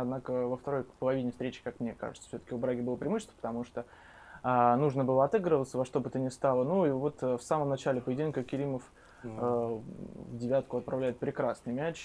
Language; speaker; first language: Russian; native; Russian